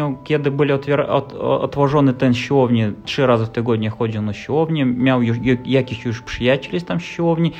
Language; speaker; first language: Polish; non-native, learner; Russian